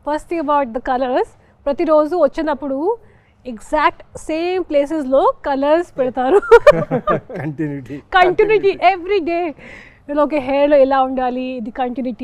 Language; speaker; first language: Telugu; non-native, local second language; Hindi